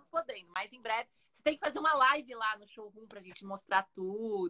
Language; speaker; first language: Portuguese; native; Portuguese